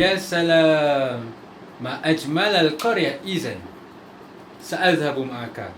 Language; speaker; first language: Arabic; non-native, learner; Malay